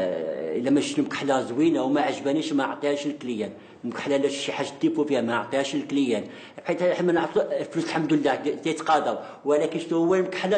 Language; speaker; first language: Arabic; native; Arabic